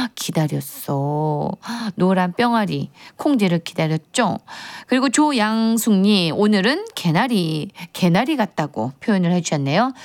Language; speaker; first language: Korean; native; Korean